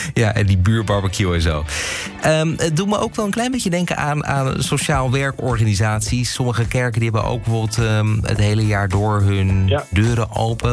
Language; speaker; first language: Dutch; native; Dutch